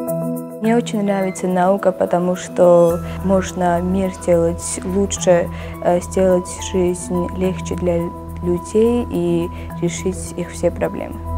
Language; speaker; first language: Russian; non-native, local second language; Georgian